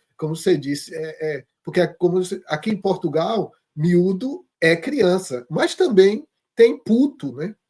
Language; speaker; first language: Portuguese; native; Portuguese